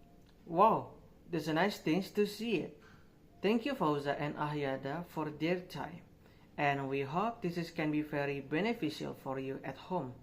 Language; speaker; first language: English; non-native, learner; Indonesian